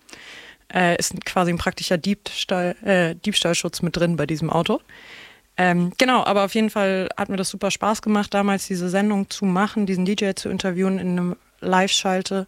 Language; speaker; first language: German; native; German